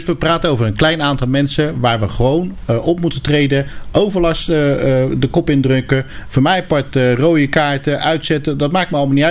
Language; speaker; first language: Dutch; native; Dutch